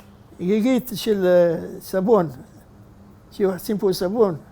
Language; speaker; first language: Hebrew; non-native, fluent; Arabic